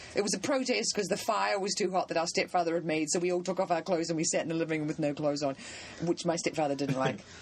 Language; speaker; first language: English; native; English